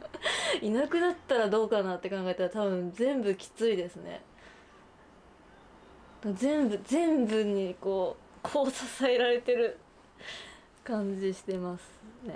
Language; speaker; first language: Japanese; native; Japanese